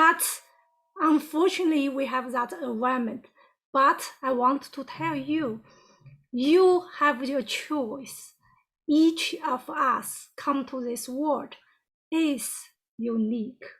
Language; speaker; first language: English; non-native, fluent; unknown